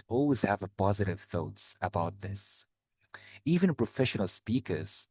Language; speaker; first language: English; non-native, fluent; Arabic